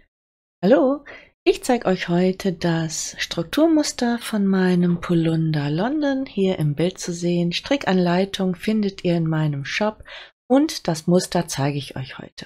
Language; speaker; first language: German; native; German